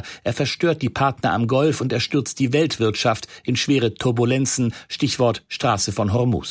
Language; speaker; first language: German; native; German